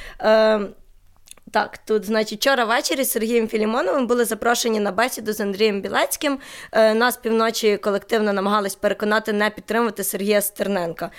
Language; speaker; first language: Ukrainian; native; Ukrainian